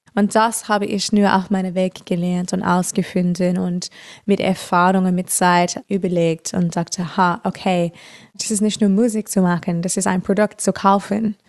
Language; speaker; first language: German; non-native, fluent; English